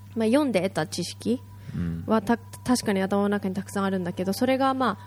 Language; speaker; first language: Japanese; native; Japanese